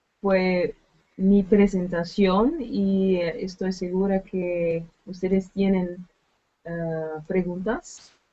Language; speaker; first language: Spanish; non-native, learner; Dutch